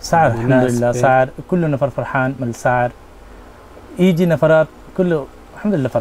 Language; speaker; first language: Arabic; non-native, learner; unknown